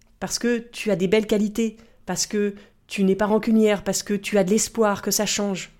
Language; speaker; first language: French; native; French